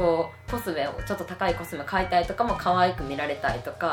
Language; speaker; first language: Japanese; native; Japanese